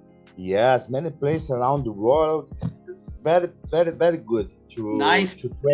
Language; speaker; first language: English; non-native, learner; Portuguese